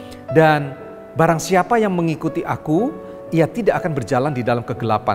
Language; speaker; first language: Indonesian; native; Indonesian